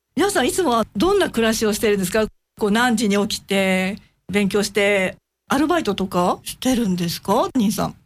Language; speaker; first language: Japanese; native; Japanese